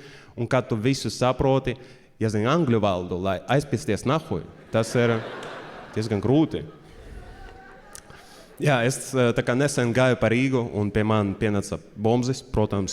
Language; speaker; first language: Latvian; early bilingual, other home language; Russian